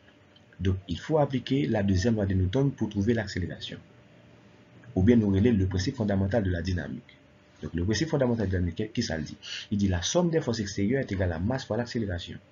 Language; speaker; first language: French; non-native, local second language; Haitian Creole